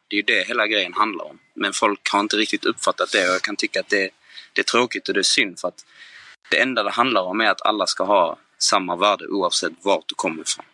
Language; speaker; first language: Swedish; native; Swedish